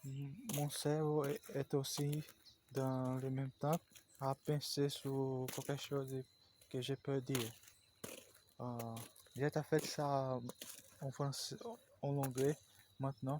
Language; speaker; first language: French; non-native, learner; Portuguese